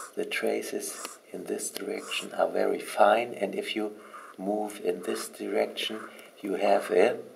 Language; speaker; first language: English; non-native, fluent; German